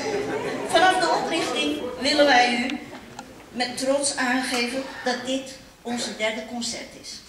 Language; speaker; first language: Dutch; early bilingual, other home language; Turkish